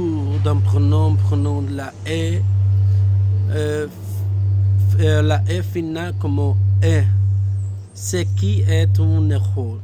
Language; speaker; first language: French; non-native, learner; Spanish